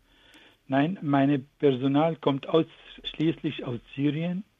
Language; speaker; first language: German; non-native, fluent; Arabic